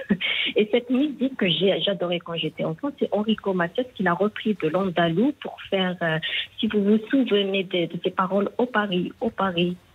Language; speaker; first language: French; non-native, local second language; Arabic